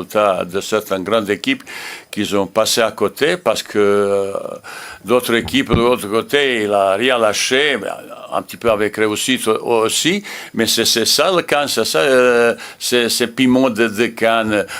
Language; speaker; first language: French; non-native, learner; Bosnian